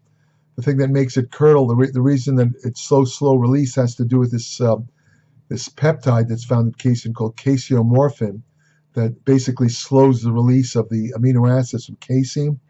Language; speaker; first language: English; native; English